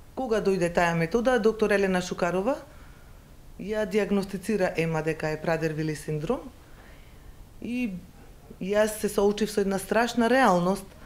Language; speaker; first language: Macedonian; native; Macedonian